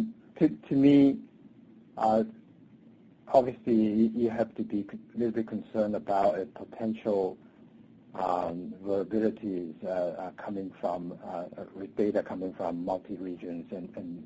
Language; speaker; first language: English; non-native, local second language; Cantonese